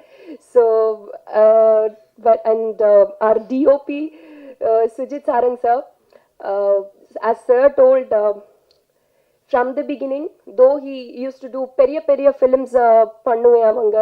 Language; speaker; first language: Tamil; non-native, fluent; Telugu